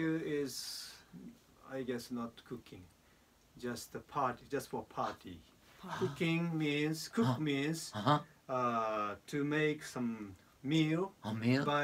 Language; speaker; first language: English; non-native, learner; Japanese